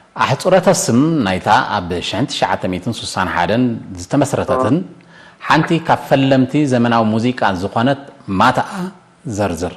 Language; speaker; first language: Tigrinya; native; Tigrinya